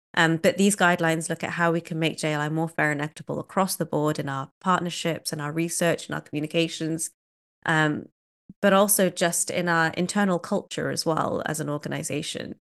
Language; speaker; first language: English; native; English